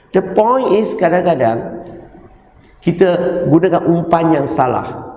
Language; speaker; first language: Malay; non-native, local second language; Chinese